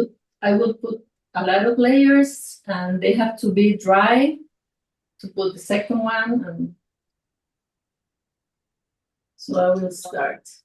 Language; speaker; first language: English; non-native, fluent; Spanish